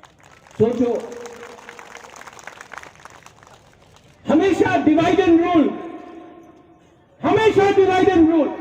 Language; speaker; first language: Hindi; non-native, local second language; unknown